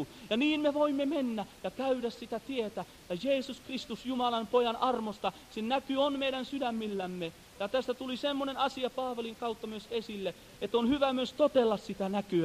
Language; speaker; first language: Finnish; native; Finnish